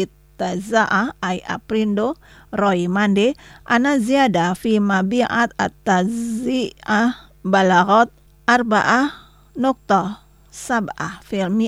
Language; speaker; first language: Arabic; non-native, fluent; Indonesian